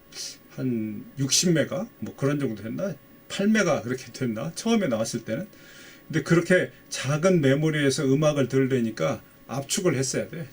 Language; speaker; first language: Korean; native; Korean